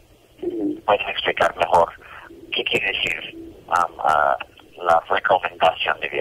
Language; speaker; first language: Spanish; non-native, fluent; English